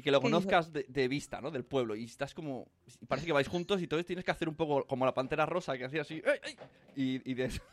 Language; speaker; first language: Spanish; native; Spanish